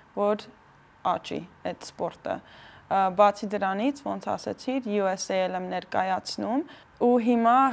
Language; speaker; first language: Armenian; early bilingual, heritage; Armenian